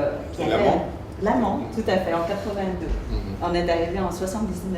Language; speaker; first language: French; early bilingual, other home language; Vietnamese